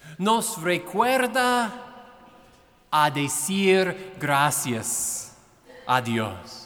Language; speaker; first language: Spanish; non-native, fluent; English